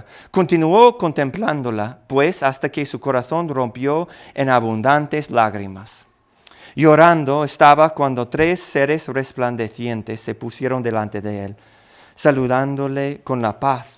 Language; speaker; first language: Spanish; non-native, fluent; English